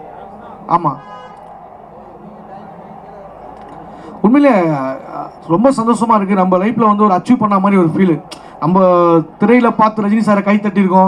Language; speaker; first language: Tamil; native; Tamil